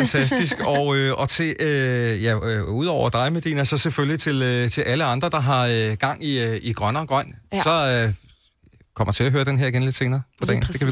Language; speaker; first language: Danish; native; Danish